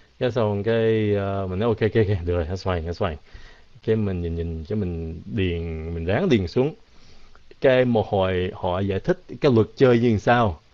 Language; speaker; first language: Vietnamese; early bilingual, heritage; Vietnamese